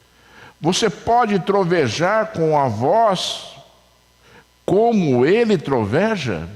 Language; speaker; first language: Portuguese; native; Portuguese